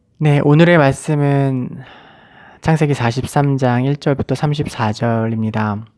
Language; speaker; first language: Korean; native; Korean